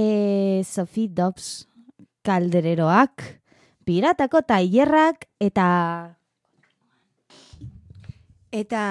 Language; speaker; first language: Basque; non-native, learner; Spanish